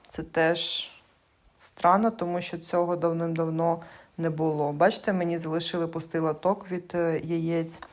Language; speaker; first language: Ukrainian; non-native, local second language; Russian